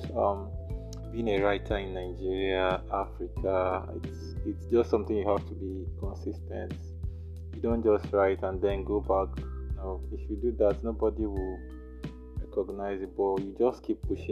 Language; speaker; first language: English; non-native, local second language; Igbo